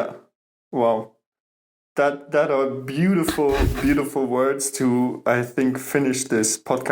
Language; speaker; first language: English; non-native, fluent; German